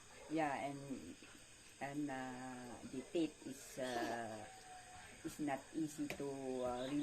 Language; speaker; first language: English; non-native, learner; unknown